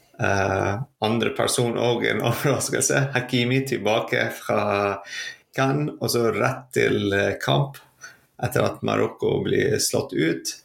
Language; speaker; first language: Norwegian; non-native, fluent; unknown